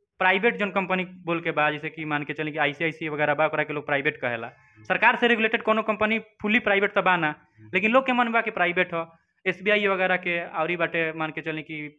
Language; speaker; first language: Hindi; native; Hindi